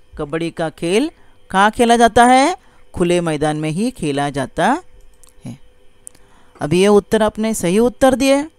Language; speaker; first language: Hindi; non-native, local second language; Marathi